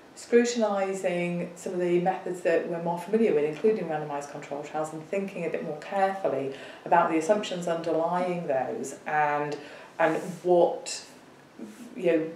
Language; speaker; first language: English; native; English